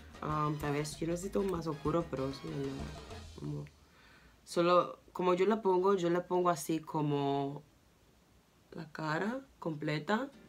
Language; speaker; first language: Spanish; early bilingual, heritage; English